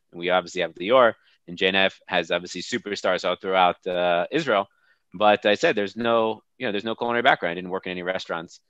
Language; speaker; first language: English; native; English